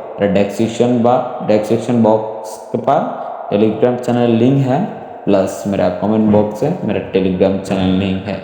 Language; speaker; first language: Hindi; non-native, learner; Bangla